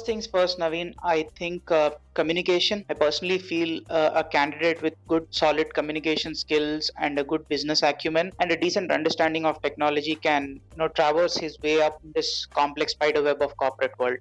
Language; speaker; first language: English; non-native, local second language; Telugu